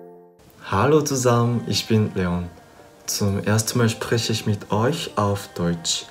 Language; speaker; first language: German; non-native, learner; Korean